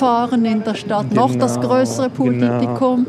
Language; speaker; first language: German; native; German